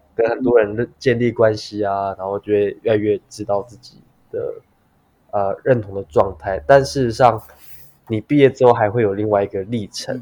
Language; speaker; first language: Chinese; native; Chinese